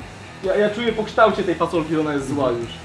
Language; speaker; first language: Polish; native; Polish